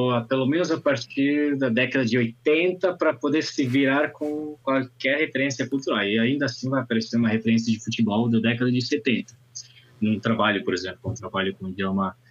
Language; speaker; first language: Portuguese; non-native, fluent; Italian